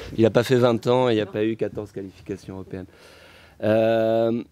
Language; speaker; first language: French; native; French